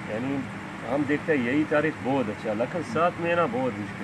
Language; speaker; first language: Hindi; non-native, learner; Arabic